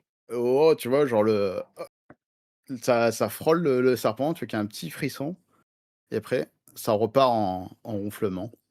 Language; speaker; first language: French; native; French